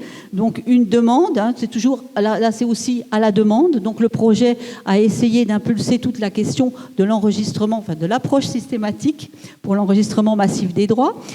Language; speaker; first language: French; native; French